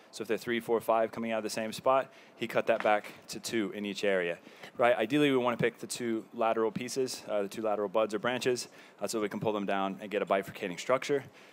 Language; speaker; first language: English; native; English